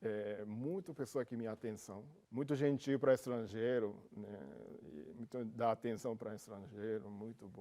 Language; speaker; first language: Portuguese; non-native, learner; Japanese